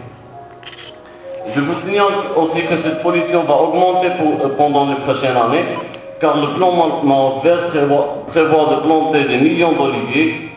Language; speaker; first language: French; non-native, local second language; Arabic